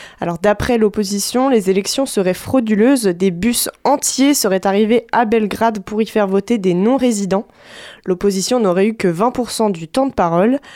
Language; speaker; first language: French; native; French